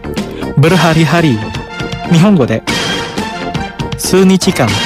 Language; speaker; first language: Japanese; non-native, fluent; Indonesian